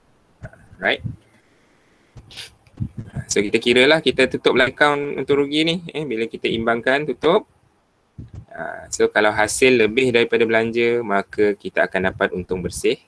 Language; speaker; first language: Malay; native; Malay